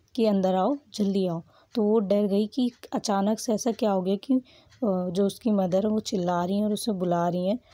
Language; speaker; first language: Hindi; native; Hindi